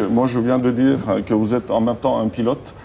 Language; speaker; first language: French; non-native, fluent; Turkish